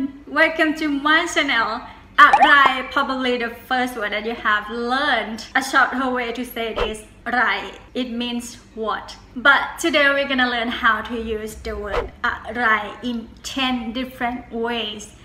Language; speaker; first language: English; non-native, fluent; Thai